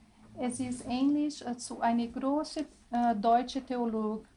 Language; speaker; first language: German; non-native, learner; Portuguese